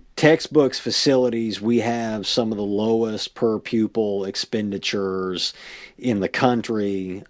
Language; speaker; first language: English; native; English